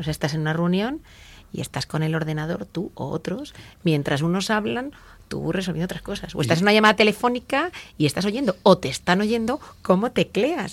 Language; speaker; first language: Spanish; native; Spanish